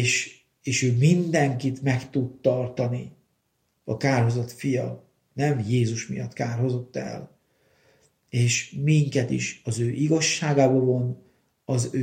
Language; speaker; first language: Hungarian; native; Hungarian